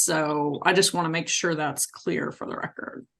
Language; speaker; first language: English; native; English